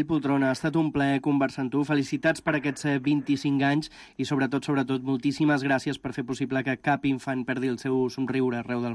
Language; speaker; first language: Catalan; native; Catalan